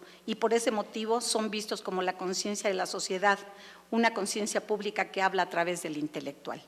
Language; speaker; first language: Spanish; native; Spanish